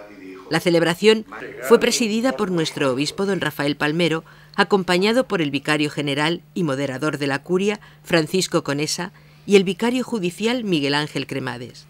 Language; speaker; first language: Spanish; native; Spanish